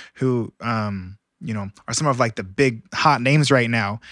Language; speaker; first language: English; native; English